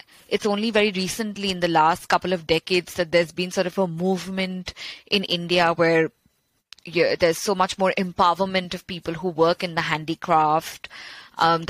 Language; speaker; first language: English; non-native, local second language; Bangla